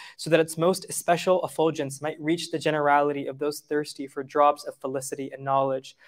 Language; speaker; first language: English; native; English